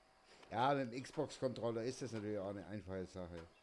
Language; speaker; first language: German; native; German